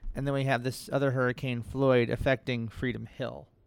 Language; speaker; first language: English; native; English